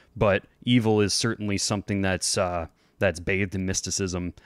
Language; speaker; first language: English; native; English